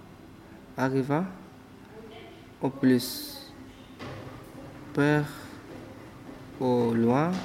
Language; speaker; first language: French; non-native, learner; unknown